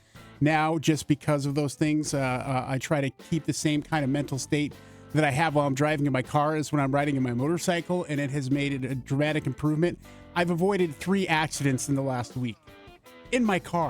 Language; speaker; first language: English; native; English